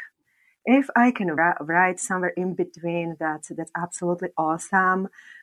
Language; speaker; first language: English; non-native, fluent; Slovak